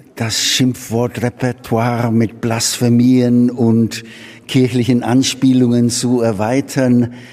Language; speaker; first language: German; non-native, fluent; English